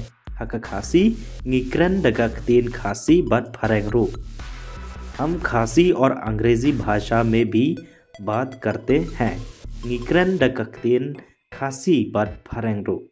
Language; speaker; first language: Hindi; non-native, local second language; Khasi